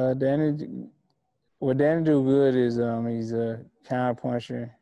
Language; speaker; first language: English; native; English